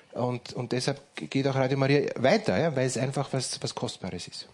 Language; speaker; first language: German; native; German